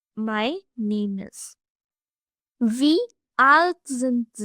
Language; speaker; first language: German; non-native, fluent; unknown